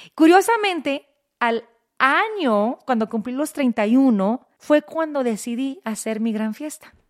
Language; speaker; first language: Spanish; early bilingual, heritage; Spanish